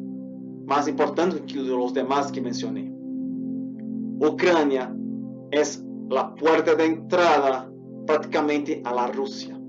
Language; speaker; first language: Portuguese; non-native, fluent; Spanish